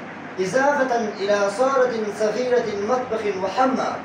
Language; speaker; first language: Arabic; non-native, learner; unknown